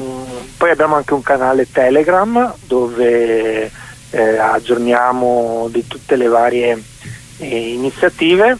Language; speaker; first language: Italian; native; Italian